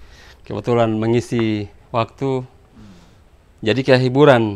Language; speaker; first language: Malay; non-native, local second language; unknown